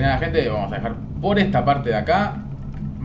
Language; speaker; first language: Spanish; native; Spanish